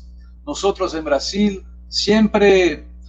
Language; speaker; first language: Spanish; non-native, learner; Portuguese